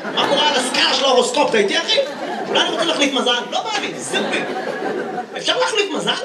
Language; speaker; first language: Hebrew; native; Hebrew